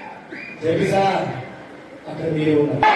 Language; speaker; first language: Telugu; native; Telugu